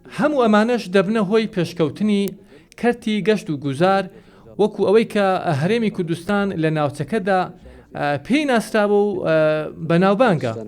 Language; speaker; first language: Central Kurdish; non-native, fluent; Arabic